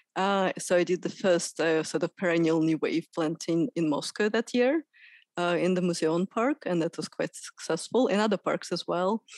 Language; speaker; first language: English; non-native, fluent; Russian